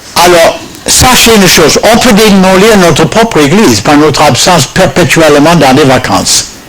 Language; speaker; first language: French; non-native, fluent; English